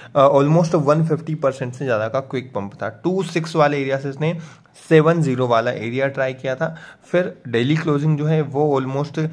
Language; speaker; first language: Hindi; native; Hindi